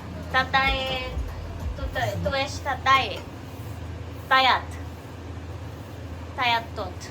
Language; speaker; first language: Romanian; non-native, learner; Sinhala